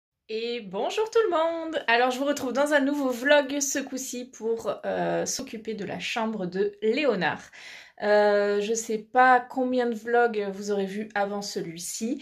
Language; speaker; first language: French; native; French